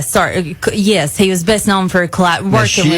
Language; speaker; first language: English; native; English